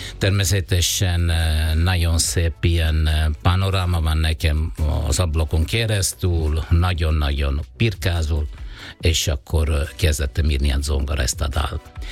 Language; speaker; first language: Hungarian; non-native, learner; Italian